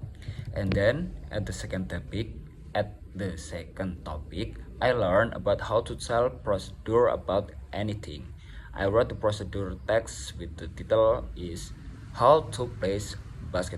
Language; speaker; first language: English; non-native, learner; Indonesian